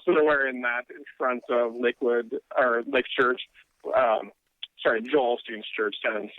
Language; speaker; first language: English; native; English